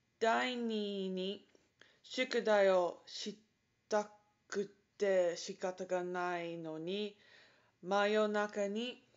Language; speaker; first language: Japanese; non-native, learner; English